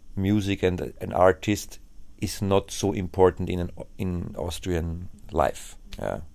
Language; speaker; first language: English; non-native, fluent; German